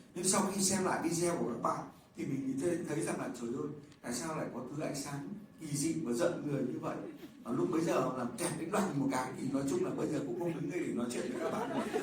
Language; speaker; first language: Vietnamese; native; Vietnamese